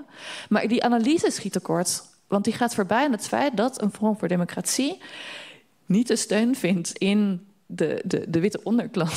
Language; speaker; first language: Dutch; native; Dutch